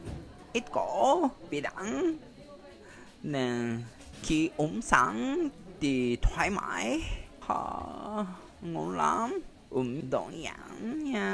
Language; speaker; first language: Vietnamese; non-native, learner; Japanese